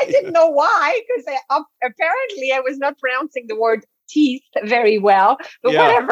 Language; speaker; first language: English; non-native, fluent; French